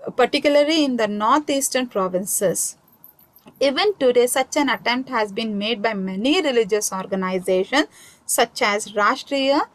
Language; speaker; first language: English; non-native, local second language; Kannada